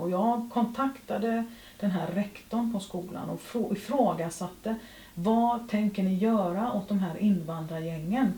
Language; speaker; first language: Swedish; native; Swedish